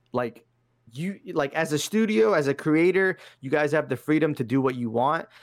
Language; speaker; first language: English; early bilingual, other home language; Arabic